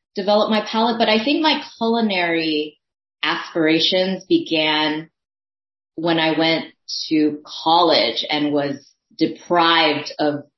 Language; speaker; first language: English; early bilingual, other home language; Thai